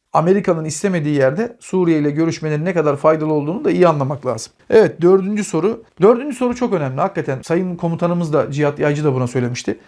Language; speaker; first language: Turkish; native; Turkish